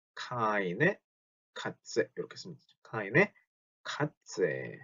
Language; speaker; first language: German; non-native, fluent; Korean